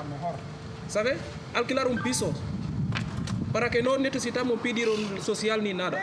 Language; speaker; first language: Spanish; non-native, learner; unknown